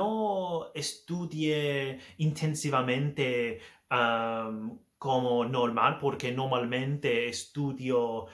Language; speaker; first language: Spanish; non-native, learner; English